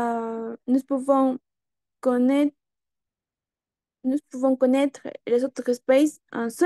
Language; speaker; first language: French; non-native, learner; Spanish